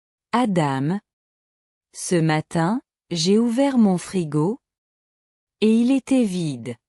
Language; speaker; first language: French; non-native, local second language; Arabic